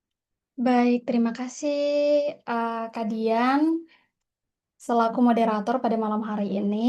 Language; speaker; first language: Indonesian; native; Indonesian